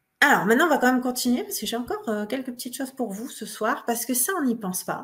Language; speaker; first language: French; native; French